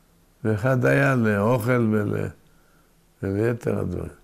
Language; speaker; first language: Hebrew; early bilingual, other home language; Yiddish